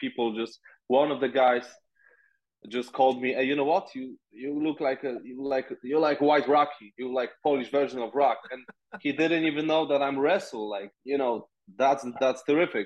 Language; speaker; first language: English; non-native, fluent; Polish